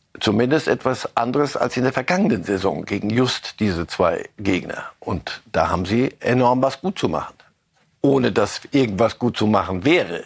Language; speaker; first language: German; native; German